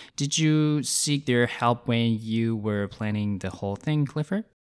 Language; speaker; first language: English; non-native, fluent; Chinese